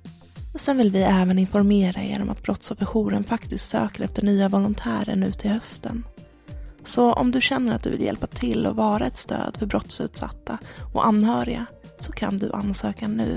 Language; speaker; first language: Swedish; native; Swedish